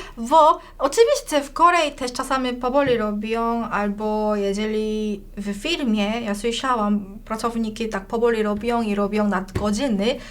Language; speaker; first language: Polish; non-native, learner; Korean